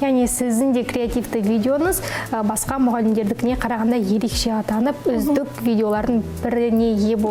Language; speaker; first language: Kazakh; native; Kazakh